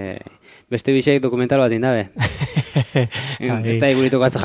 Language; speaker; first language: Basque; native; Basque